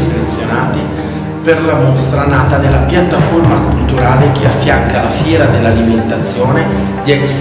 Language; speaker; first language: Italian; native; Italian